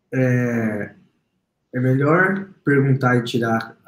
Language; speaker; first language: Portuguese; native; Portuguese